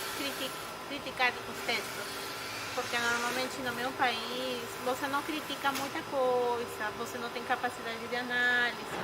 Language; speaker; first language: Portuguese; non-native, fluent; Spanish